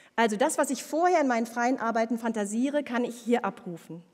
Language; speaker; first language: German; native; German